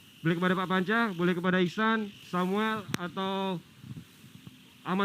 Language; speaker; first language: Indonesian; native; Indonesian